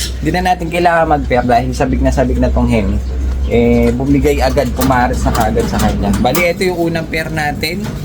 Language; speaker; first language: Filipino; native; Filipino